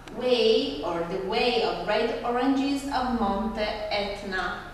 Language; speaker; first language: English; non-native, fluent; Italian